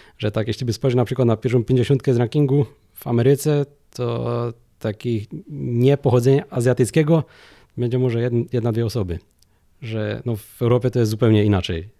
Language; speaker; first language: Polish; native; Polish